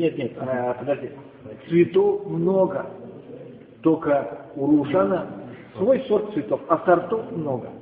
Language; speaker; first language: Russian; native; Russian